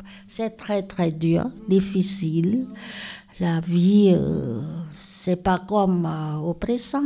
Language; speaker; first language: French; non-native, learner; Lao